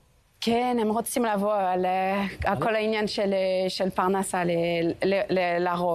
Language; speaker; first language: Hebrew; non-native, fluent; French